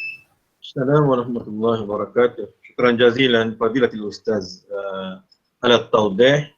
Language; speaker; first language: Arabic; non-native, fluent; Malay